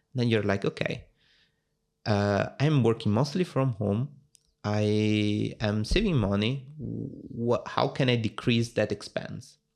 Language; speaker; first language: English; non-native, fluent; Italian